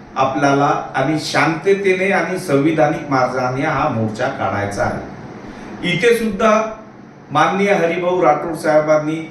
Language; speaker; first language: Marathi; non-native, local second language; Lambadi